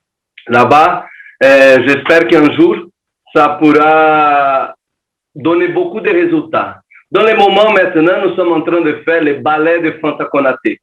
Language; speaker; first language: French; non-native, learner; Portuguese